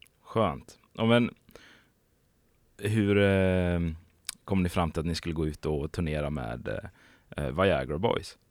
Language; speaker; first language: Swedish; native; Swedish